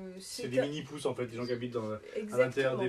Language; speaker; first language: French; native; French